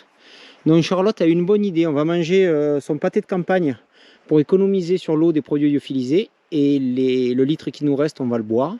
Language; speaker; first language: French; native; French